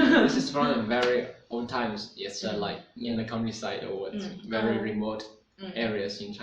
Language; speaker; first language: English; non-native, learner; Chinese